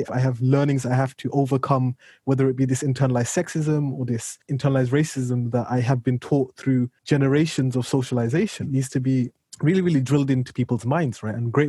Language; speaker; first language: English; native; English